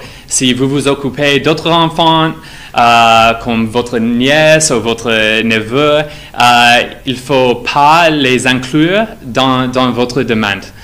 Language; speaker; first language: French; non-native, fluent; English